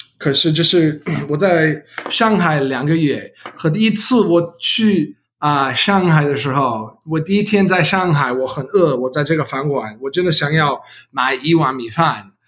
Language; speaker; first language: Chinese; non-native, learner; English